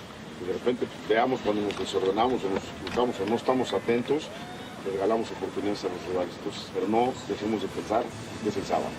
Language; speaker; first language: Spanish; native; Spanish